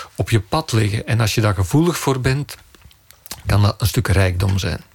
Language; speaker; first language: Dutch; native; Dutch